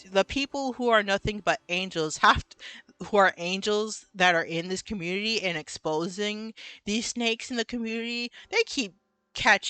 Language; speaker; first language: English; native; English